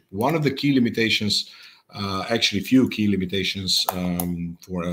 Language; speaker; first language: English; non-native, fluent; Serbian